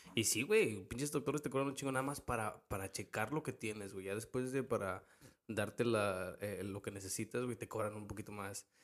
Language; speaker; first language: Spanish; early bilingual, heritage; Spanish